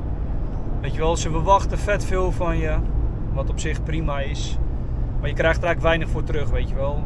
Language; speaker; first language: Dutch; native; Dutch